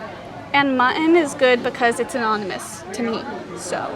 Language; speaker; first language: English; native; English